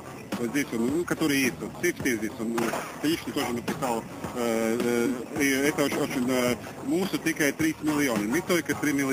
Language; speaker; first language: Russian; non-native, fluent; Lithuanian